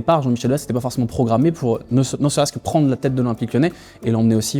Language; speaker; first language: French; native; French